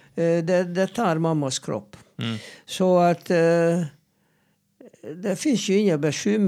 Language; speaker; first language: Swedish; non-native, fluent; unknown